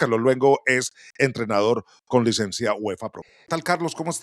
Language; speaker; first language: Spanish; native; Spanish